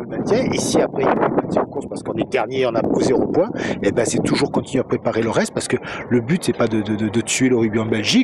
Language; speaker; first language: French; native; French